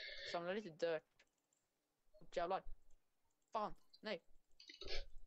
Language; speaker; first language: Swedish; native; Swedish